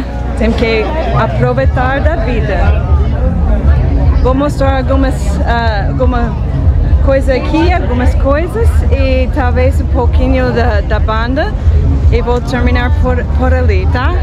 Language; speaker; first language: Portuguese; non-native, fluent; English